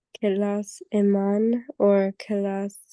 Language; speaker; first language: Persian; non-native, learner; English